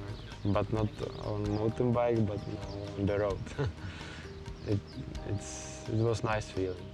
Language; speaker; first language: English; non-native, learner; Czech